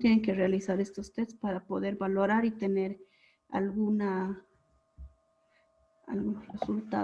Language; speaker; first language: Spanish; native; Spanish